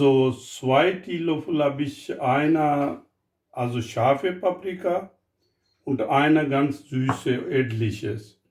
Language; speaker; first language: German; non-native, learner; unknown